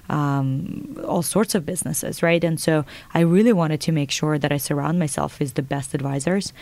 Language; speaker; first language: English; non-native, fluent; Russian